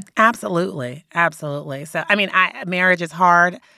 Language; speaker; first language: English; native; English